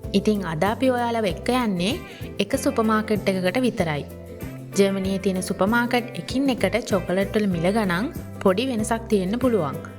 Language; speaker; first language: Sinhala; native; Sinhala